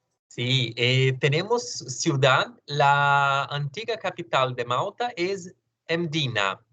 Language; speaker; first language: Spanish; non-native, learner; Portuguese